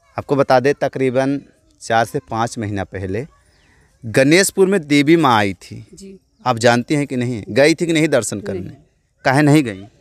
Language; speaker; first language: Hindi; native; Hindi